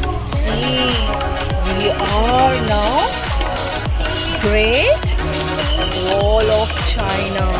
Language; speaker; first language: English; non-native, learner; Hindi